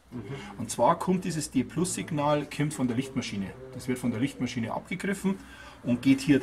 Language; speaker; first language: German; native; German